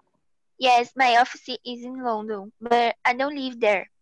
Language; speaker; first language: English; non-native, learner; Portuguese